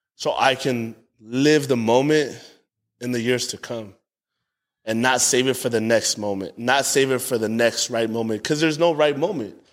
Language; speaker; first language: English; early bilingual, other home language; Spanish